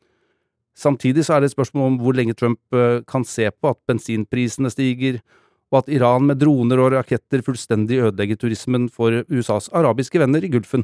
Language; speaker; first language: Norwegian; native; Norwegian